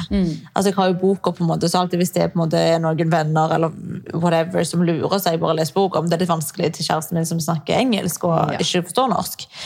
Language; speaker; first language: Norwegian; early bilingual, other home language; Arabic